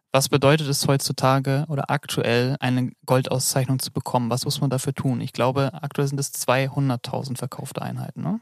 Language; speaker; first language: German; native; German